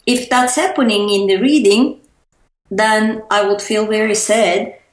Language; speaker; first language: English; non-native, fluent; Turkish